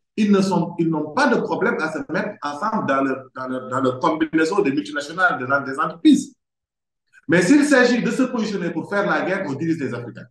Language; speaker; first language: French; non-native, local second language; Wolof